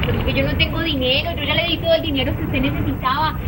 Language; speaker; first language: Spanish; native; Spanish